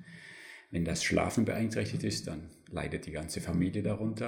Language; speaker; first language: German; native; German